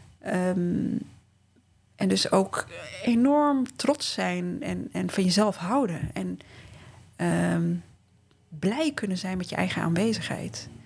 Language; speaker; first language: Dutch; early bilingual, other home language; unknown